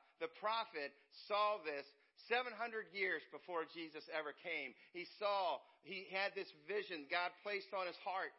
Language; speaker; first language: English; native; English